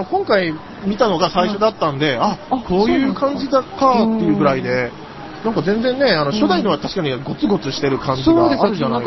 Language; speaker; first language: Japanese; native; Japanese